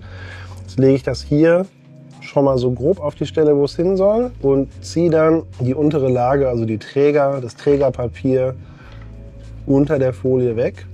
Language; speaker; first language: German; native; German